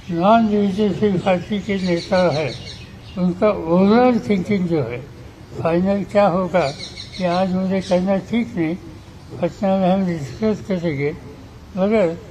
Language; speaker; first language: Hindi; non-native, local second language; Marathi